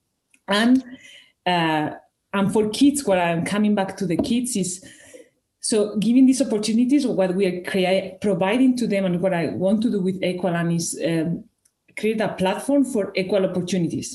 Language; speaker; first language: English; non-native, fluent; Spanish